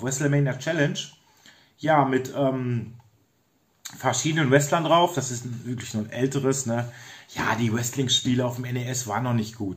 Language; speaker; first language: German; native; German